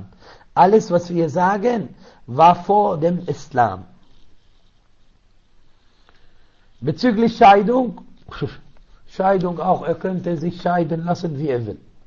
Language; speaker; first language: German; non-native, learner; Arabic